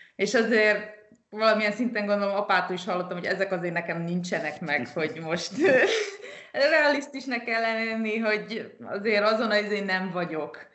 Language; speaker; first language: Hungarian; early bilingual, heritage; Hungarian